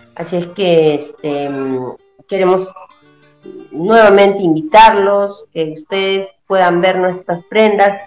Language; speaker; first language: Spanish; native; Spanish